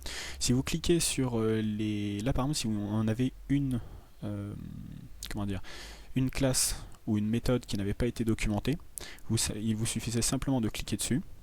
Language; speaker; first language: French; native; French